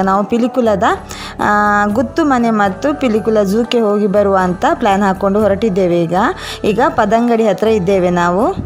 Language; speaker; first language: Kannada; non-native, local second language; Tulu